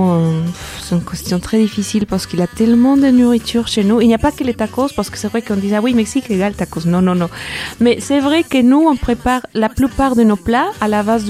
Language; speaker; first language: French; non-native, fluent; Spanish